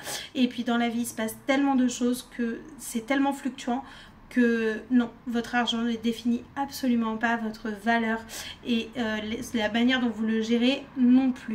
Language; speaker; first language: French; native; French